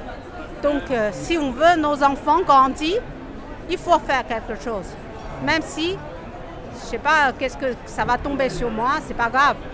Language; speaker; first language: French; non-native, fluent; Chinese